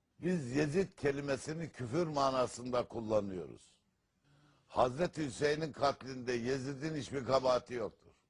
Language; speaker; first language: Turkish; native; Turkish